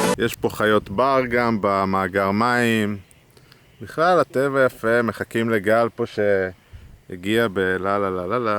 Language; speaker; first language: Hebrew; native; Hebrew